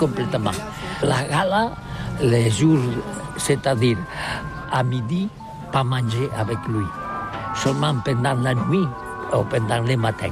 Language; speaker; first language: French; non-native, learner; Catalan